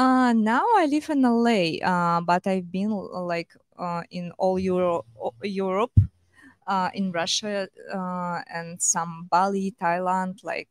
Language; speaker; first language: English; non-native, fluent; Russian